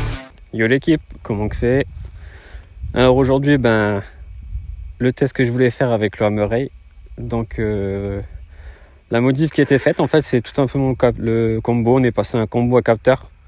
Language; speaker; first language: French; native; French